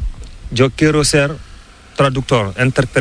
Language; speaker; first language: Spanish; non-native, learner; Fula